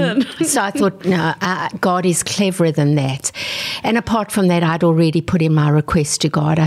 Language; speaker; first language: English; native; English